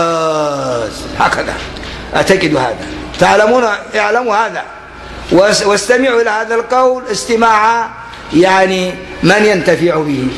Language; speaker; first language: Arabic; non-native, fluent; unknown